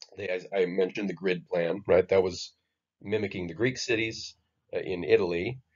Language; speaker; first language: English; native; English